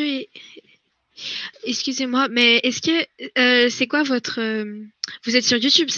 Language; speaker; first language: French; native; French